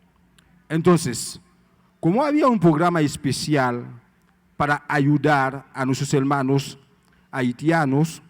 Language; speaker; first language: Spanish; non-native, fluent; Haitian Creole